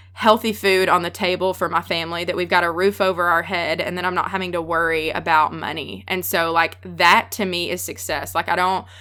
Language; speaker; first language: English; native; English